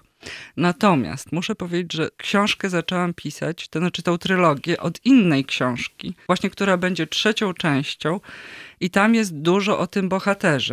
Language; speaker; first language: Polish; native; Polish